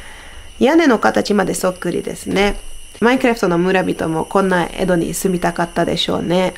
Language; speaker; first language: Japanese; non-native, fluent; Hungarian